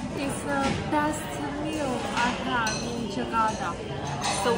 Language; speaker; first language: English; non-native, learner; Chinese